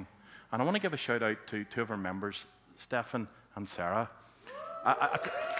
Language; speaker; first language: English; native; English